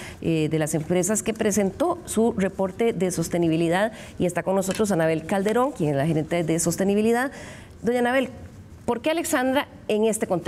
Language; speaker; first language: Spanish; native; Spanish